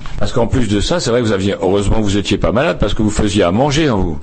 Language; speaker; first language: French; native; French